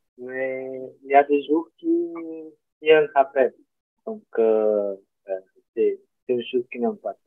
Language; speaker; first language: French; non-native, learner; Portuguese